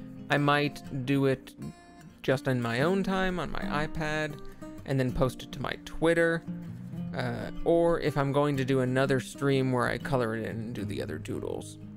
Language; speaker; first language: English; native; English